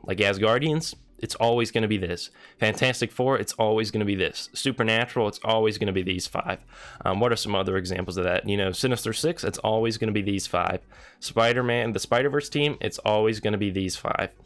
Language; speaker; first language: English; native; English